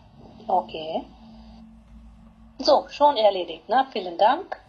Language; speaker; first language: German; non-native, fluent; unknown